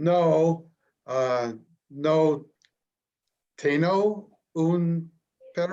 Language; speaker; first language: Spanish; non-native, learner; English